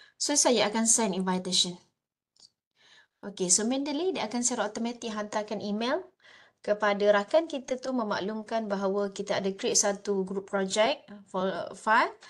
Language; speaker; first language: Malay; native; Malay